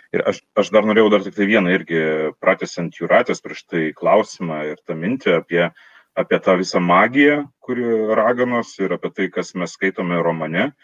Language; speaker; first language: Lithuanian; native; Lithuanian